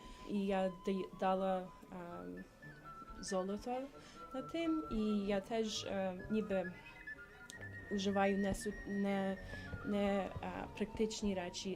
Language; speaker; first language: Ukrainian; early bilingual, heritage; English